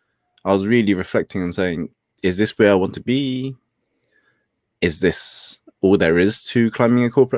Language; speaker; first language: English; native; English